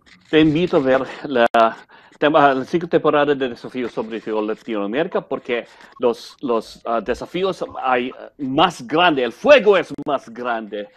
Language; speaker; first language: Spanish; non-native, learner; English